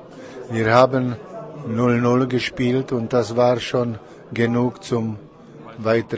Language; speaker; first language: German; non-native, learner; Czech